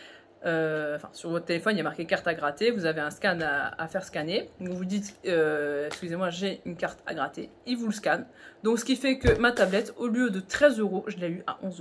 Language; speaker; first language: French; native; French